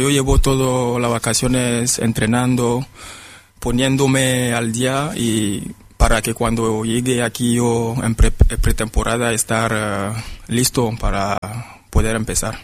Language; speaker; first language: Spanish; non-native, fluent; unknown